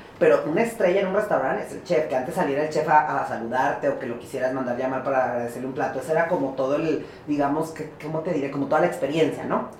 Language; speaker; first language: Spanish; native; Spanish